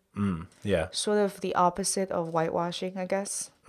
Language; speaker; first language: English; non-native, fluent; Chinese